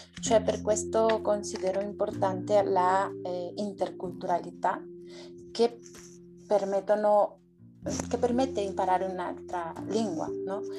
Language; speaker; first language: Italian; non-native, learner; Spanish